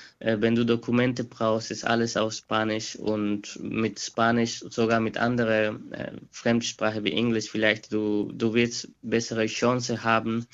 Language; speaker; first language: German; non-native, fluent; Quechua